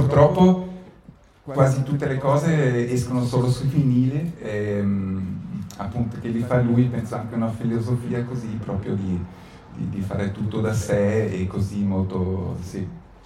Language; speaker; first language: Italian; native; Italian